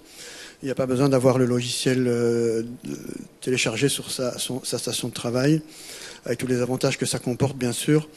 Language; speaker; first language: French; native; French